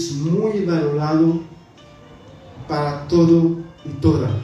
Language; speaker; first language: Spanish; non-native, fluent; Haitian Creole